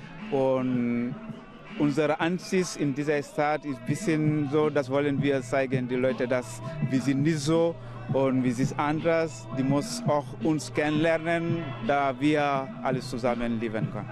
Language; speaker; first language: German; non-native, learner; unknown